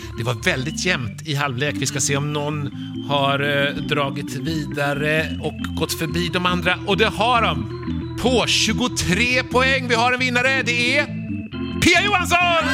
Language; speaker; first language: Swedish; native; Swedish